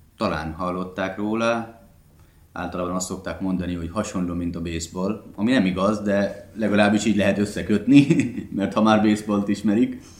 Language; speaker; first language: Hungarian; non-native, fluent; Hindi